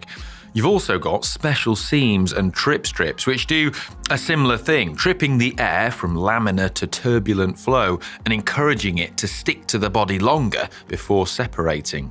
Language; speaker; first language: English; native; English